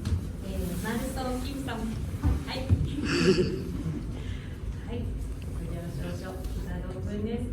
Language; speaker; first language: Japanese; native; Japanese